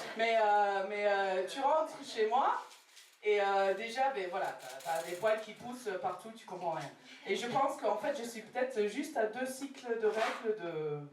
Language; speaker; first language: French; non-native, fluent; English